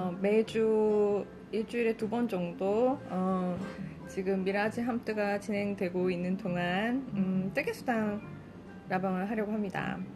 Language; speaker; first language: Korean; early bilingual, heritage; Korean